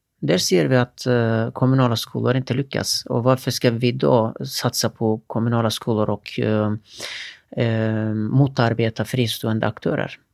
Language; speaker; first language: Swedish; non-native, fluent; Turkish